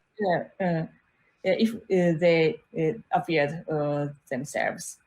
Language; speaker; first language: English; non-native, learner; Japanese